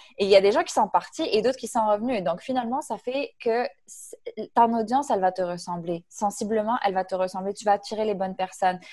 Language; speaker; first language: French; non-native, local second language; Arabic